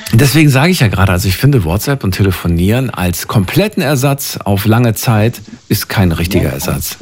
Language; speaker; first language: German; native; German